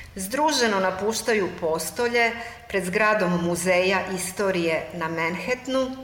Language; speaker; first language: Serbian; non-native, local second language; Hungarian